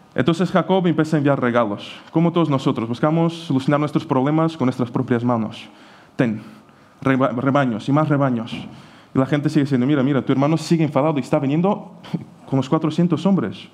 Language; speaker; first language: Spanish; non-native, fluent; Ukrainian